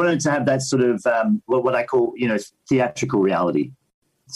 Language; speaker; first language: English; native; English